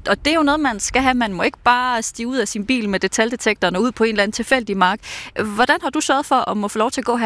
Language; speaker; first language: Danish; native; Danish